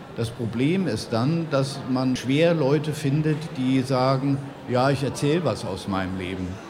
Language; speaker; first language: German; native; German